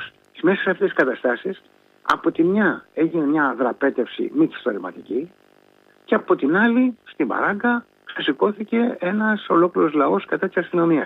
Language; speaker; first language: Greek; native; Greek